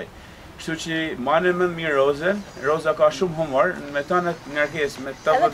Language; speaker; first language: Albanian; early bilingual, heritage; Albanian